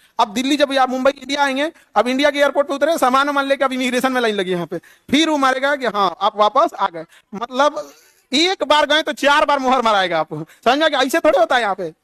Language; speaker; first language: Hindi; native; Hindi